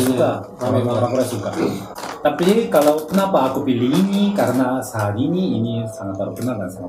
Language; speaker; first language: Indonesian; non-native, learner; Korean